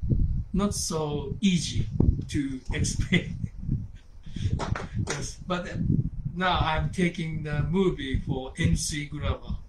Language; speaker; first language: English; non-native, learner; Japanese